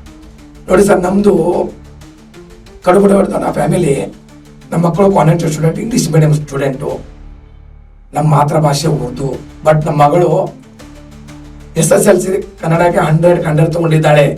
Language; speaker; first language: Kannada; non-native, local second language; Urdu